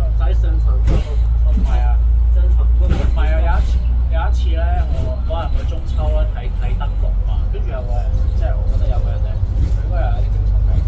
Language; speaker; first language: Cantonese; native; Cantonese